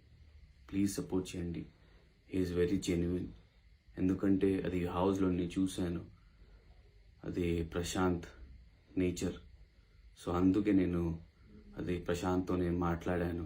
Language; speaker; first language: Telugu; non-native, local second language; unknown